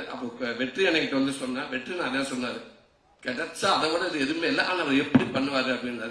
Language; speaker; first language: Tamil; native; Tamil